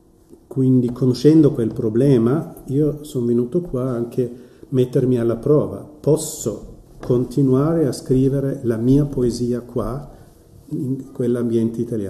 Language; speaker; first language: Italian; non-native, fluent; German